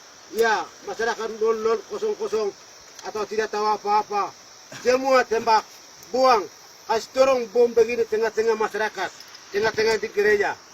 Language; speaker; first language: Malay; non-native, local second language; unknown